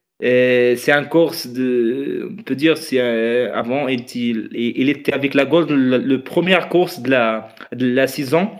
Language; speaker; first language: French; non-native, learner; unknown